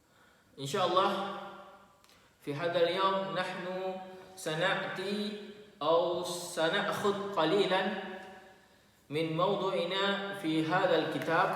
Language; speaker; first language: Arabic; non-native, fluent; Indonesian